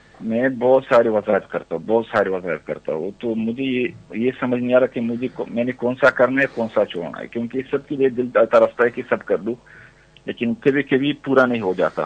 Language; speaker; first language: Urdu; non-native, local second language; Punjabi